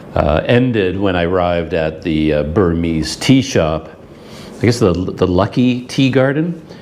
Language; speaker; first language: English; native; English